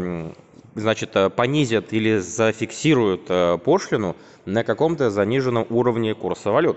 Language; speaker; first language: Russian; native; Russian